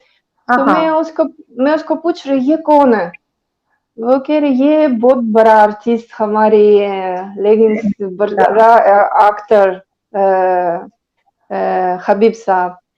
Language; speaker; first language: Hindi; non-native, learner; Greek